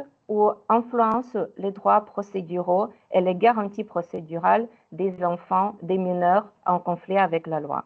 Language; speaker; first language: French; non-native, fluent; Ukrainian